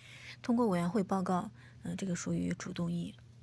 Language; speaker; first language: Chinese; native; Chinese